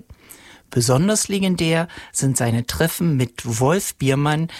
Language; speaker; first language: German; native; German